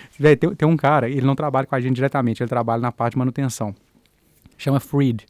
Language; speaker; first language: Portuguese; native; Portuguese